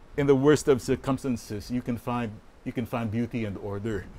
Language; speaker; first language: English; non-native, local second language; Filipino